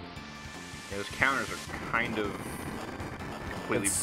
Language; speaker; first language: English; native; English